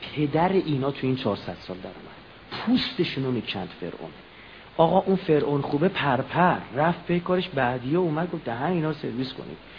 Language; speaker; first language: Persian; native; Persian